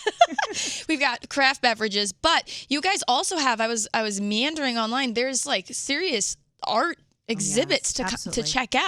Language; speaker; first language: English; native; English